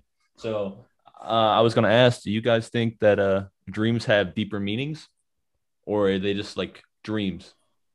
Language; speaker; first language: English; native; English